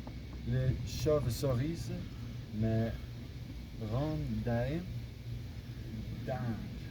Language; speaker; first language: French; non-native, learner; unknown